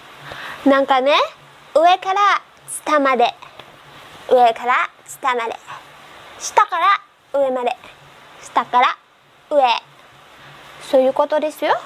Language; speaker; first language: Japanese; non-native, learner; Indonesian